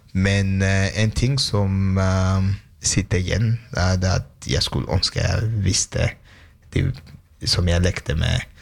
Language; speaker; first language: Norwegian; non-native, fluent; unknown